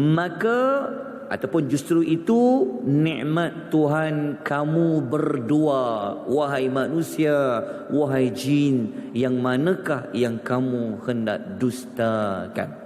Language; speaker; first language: Malay; native; Malay